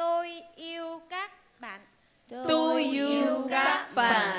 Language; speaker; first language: Vietnamese; non-native, learner; Korean